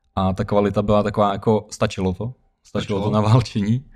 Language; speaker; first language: Czech; early bilingual, other home language; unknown